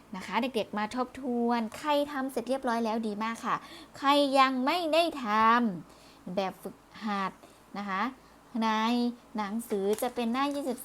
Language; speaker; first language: Thai; native; Thai